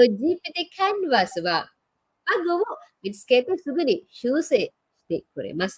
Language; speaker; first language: Japanese; non-native, fluent; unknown